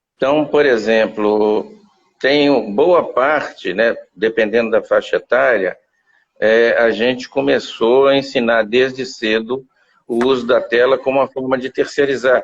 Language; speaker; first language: Portuguese; native; Portuguese